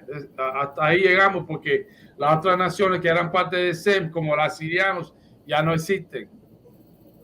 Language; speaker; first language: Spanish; early bilingual, heritage; Spanish